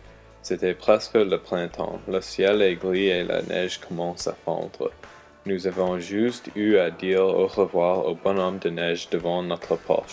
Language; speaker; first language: French; non-native, learner; English